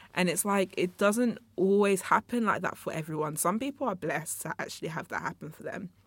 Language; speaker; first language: English; native; English